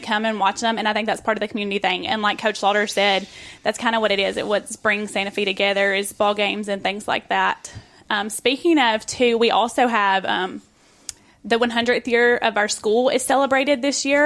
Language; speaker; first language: English; native; English